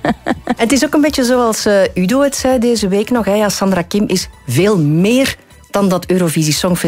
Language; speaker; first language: Dutch; native; Dutch